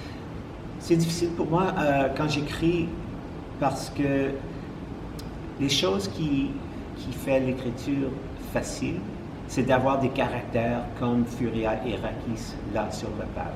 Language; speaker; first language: French; non-native, local second language; English